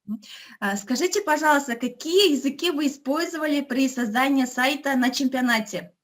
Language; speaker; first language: Russian; non-native, local second language; Kazakh